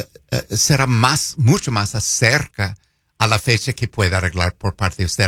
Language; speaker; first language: Spanish; non-native, fluent; English